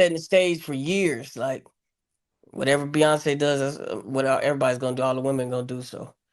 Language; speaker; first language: English; native; English